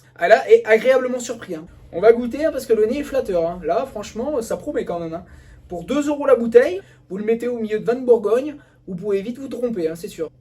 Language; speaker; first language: French; native; French